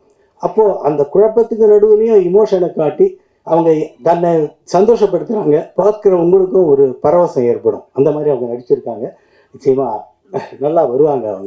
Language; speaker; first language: Tamil; native; Tamil